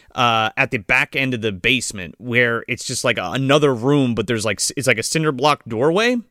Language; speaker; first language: English; native; English